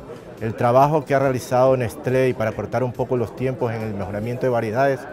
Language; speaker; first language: Spanish; native; Spanish